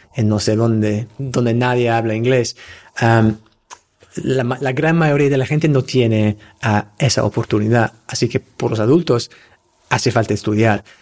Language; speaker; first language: Spanish; non-native, fluent; English